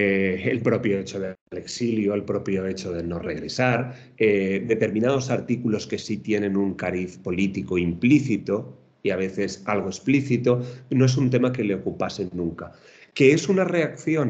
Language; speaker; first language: Spanish; native; Spanish